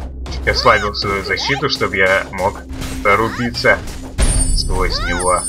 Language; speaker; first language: Russian; native; Russian